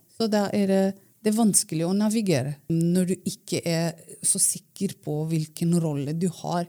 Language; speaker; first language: Norwegian; non-native, fluent; Romanian